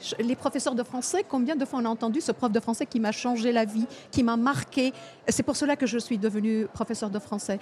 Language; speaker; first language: French; non-native, local second language; Arabic